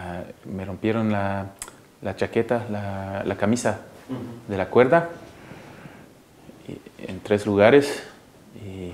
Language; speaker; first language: Spanish; early bilingual, heritage; Spanish